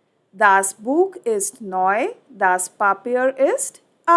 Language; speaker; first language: German; non-native, fluent; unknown